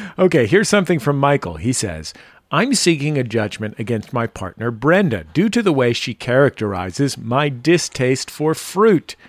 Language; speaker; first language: English; native; English